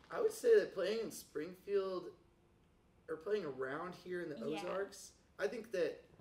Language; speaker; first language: English; native; English